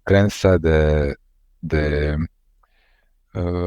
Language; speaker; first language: Spanish; non-native, learner; Hungarian